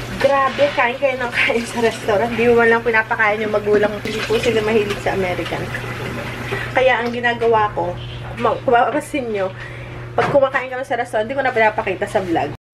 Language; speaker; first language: Filipino; native; Filipino